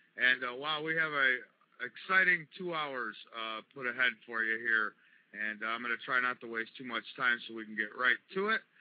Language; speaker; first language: English; native; English